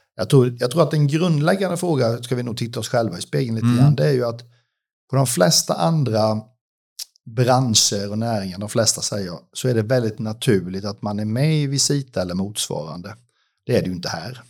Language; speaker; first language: Swedish; native; Swedish